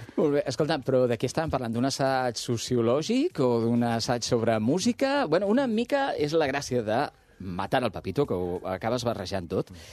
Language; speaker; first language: Catalan; native; Catalan